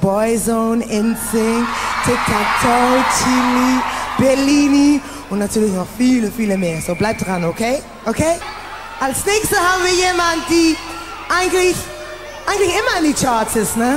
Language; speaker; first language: German; non-native, learner; English